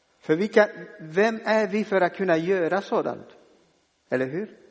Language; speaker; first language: Swedish; non-native, fluent; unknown